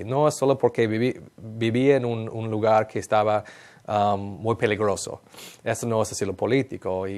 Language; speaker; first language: Spanish; non-native, fluent; English